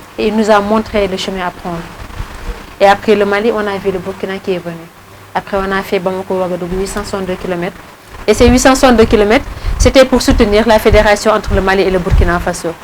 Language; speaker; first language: French; non-native, local second language; Wolof